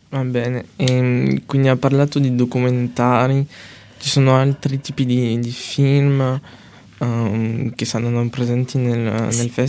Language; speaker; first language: Italian; non-native, learner; French